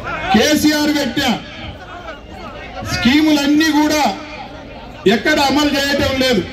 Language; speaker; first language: Telugu; native; Telugu